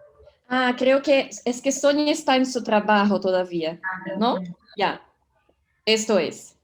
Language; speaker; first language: Spanish; non-native, fluent; Portuguese